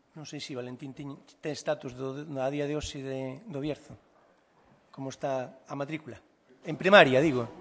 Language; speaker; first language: Galician; native; Galician